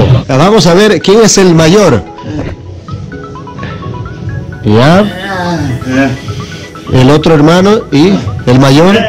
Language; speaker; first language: Spanish; native; Spanish